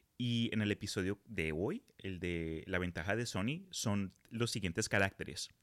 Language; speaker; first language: Spanish; early bilingual, heritage; Spanish